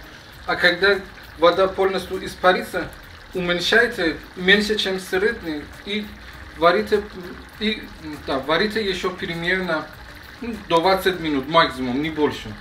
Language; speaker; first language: Russian; non-native, learner; Persian